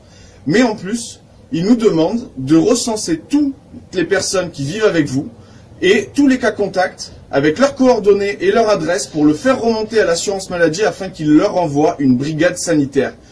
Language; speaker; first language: French; native; French